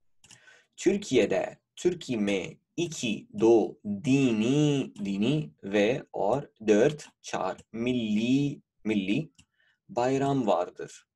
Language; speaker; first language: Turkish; non-native, fluent; Urdu